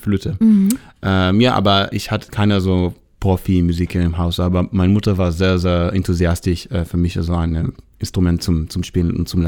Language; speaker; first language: German; non-native, learner; Hebrew